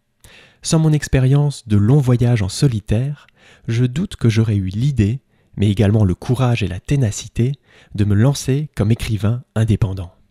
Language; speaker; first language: French; native; French